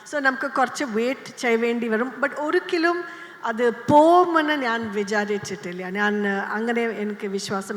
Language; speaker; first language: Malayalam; non-native, fluent; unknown